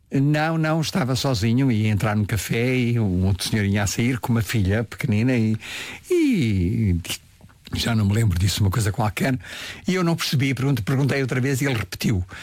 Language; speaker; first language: Portuguese; native; Portuguese